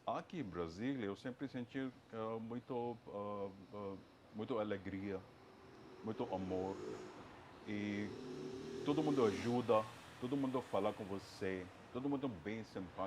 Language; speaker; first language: Portuguese; non-native, fluent; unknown